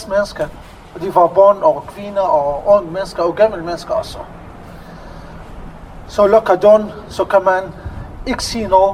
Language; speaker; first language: Danish; non-native, learner; Arabic